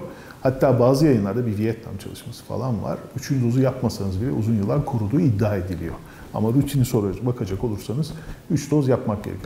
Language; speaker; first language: Turkish; native; Turkish